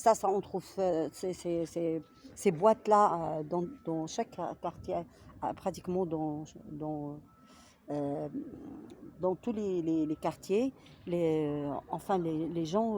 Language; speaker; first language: French; non-native, local second language; Arabic